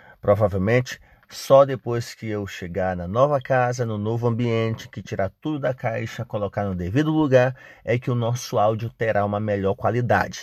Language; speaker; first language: Portuguese; native; Portuguese